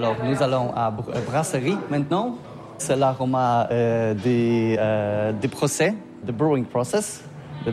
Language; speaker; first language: French; non-native, learner; Polish